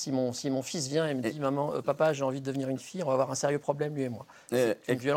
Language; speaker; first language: French; native; French